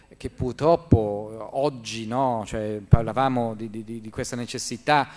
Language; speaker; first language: Italian; native; Italian